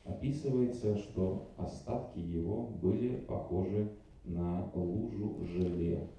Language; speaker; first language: Russian; native; Russian